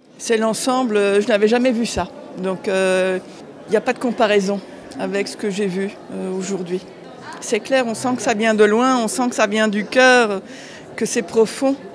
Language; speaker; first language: French; native; French